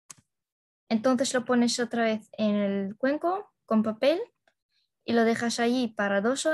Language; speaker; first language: Spanish; non-native, learner; Dutch